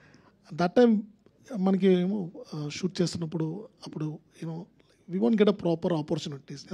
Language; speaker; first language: Telugu; non-native, learner; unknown